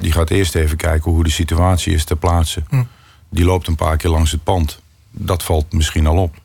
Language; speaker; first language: Dutch; native; Dutch